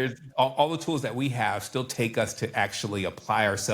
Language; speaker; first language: English; native; English